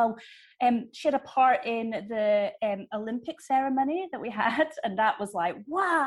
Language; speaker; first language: English; native; English